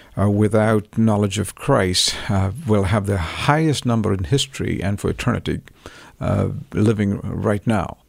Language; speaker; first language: English; non-native, local second language; Tamil